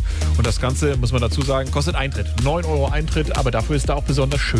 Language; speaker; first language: German; native; German